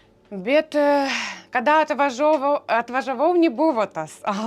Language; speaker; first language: Lithuanian; non-native, learner; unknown